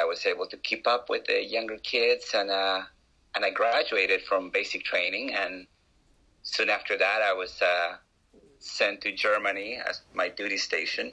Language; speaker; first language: English; non-native, fluent; Spanish